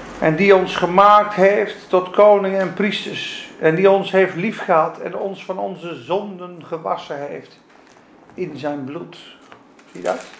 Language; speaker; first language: Dutch; non-native, fluent; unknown